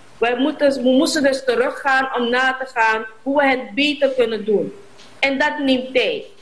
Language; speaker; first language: Dutch; native; Dutch